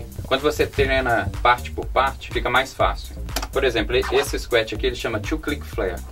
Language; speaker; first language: Portuguese; native; Portuguese